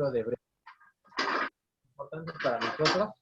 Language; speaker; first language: Spanish; native; Spanish